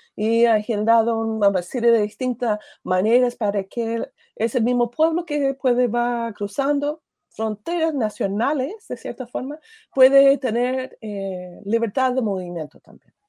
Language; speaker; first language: Spanish; non-native, fluent; English